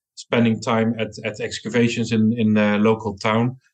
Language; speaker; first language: English; non-native, fluent; Dutch